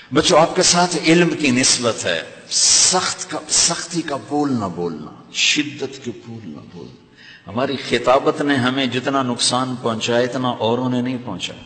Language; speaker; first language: Urdu; non-native, local second language; Punjabi